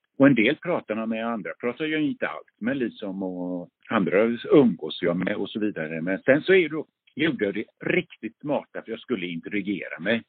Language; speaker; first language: Swedish; early bilingual, other home language; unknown